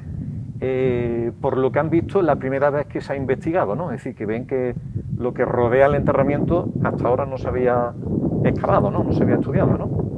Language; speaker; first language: Spanish; native; Spanish